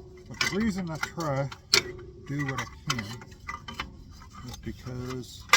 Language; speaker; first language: English; native; English